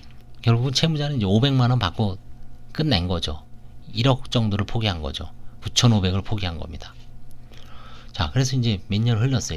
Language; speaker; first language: Korean; native; Korean